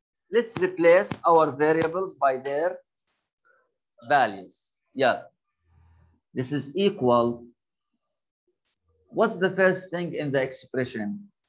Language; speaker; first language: English; non-native, fluent; Arabic